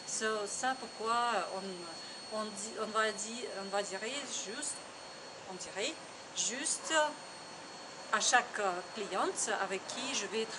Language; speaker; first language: French; non-native, learner; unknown